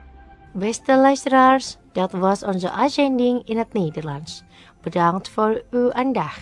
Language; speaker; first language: Dutch; non-native, learner; Indonesian